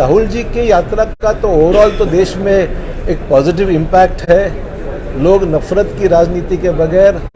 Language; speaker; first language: Hindi; non-native, local second language; Marathi